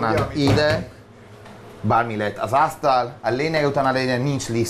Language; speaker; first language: Hungarian; non-native, learner; Italian